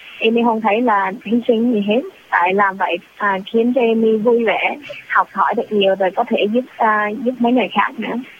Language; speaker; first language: Vietnamese; early bilingual, heritage; Vietnamese